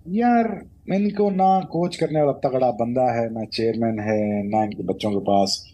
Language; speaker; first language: Urdu; non-native, local second language; Punjabi